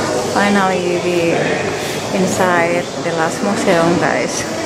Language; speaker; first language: English; non-native, learner; Indonesian